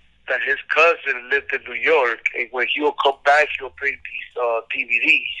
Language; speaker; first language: English; early bilingual, other home language; Spanish